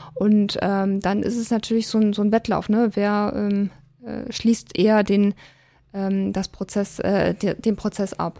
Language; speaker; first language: German; native; German